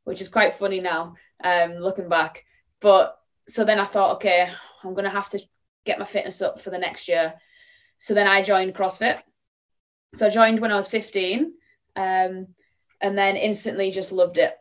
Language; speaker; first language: English; native; English